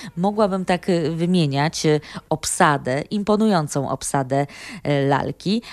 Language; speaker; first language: Polish; native; Polish